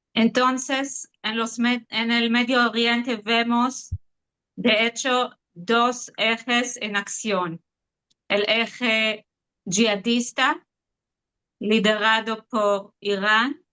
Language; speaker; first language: Spanish; non-native, fluent; Hebrew